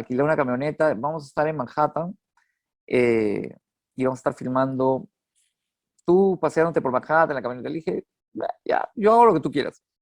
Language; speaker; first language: Spanish; native; Spanish